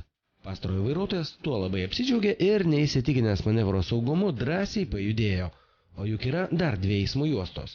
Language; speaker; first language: Lithuanian; native; Lithuanian